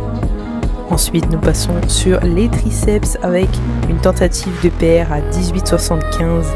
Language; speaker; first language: French; native; French